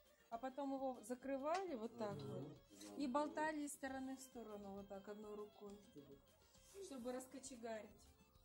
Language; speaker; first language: Russian; native; Russian